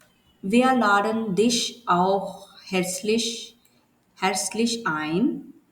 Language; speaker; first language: German; non-native, learner; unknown